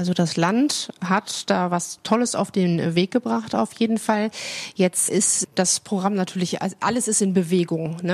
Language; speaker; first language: German; native; German